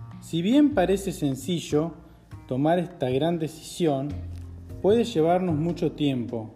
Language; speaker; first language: Spanish; native; Spanish